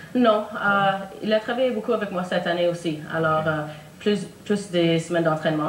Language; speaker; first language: French; non-native, local second language; English